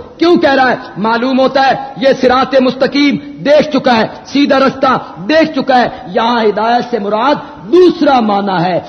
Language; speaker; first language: Urdu; non-native, local second language; Punjabi